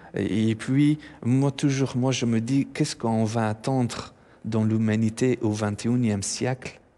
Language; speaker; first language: French; non-native, fluent; Persian